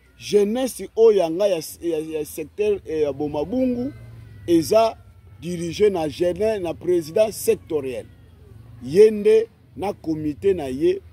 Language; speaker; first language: Lingala; non-native, local second language; Kongo